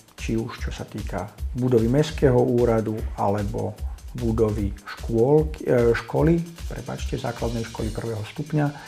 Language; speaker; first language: Slovak; native; Slovak